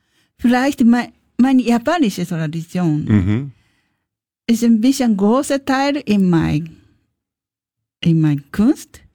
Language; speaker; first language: German; non-native, learner; Japanese